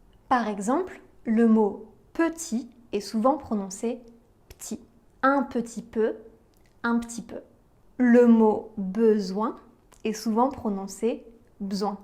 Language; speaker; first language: French; native; French